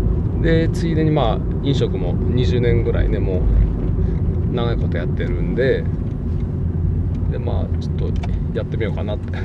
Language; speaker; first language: Japanese; native; Japanese